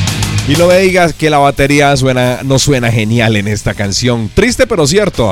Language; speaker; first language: Spanish; native; Spanish